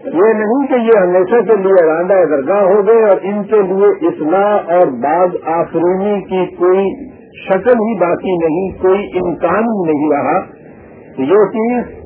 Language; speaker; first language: Urdu; non-native, local second language; Punjabi